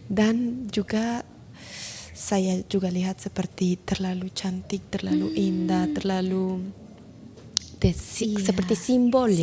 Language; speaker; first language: Indonesian; non-native, learner; Spanish